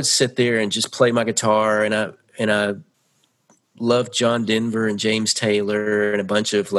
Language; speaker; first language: English; native; English